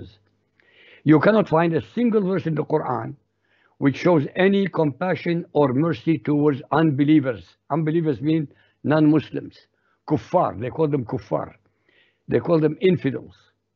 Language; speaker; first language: English; non-native, fluent; Arabic